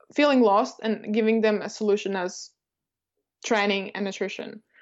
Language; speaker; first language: English; early bilingual, other home language; Russian